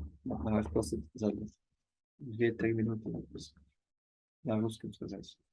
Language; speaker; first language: Dutch; non-native, fluent; Russian